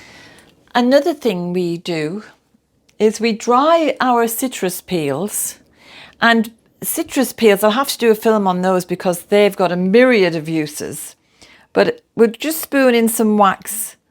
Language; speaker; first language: English; native; English